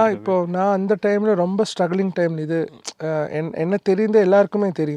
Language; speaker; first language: Tamil; non-native, learner; Malayalam